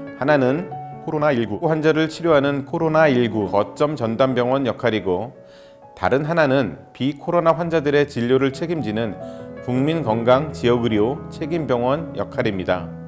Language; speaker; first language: Korean; native; Korean